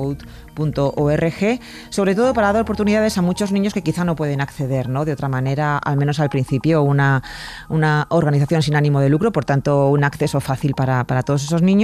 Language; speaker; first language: Spanish; native; Spanish